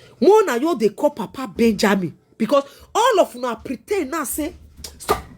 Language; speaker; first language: Nigerian Pidgin; non-native, local second language; Esan